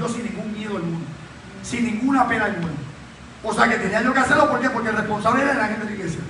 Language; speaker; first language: Spanish; native; Spanish